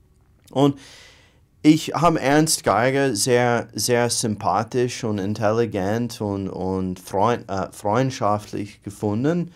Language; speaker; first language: German; non-native, fluent; English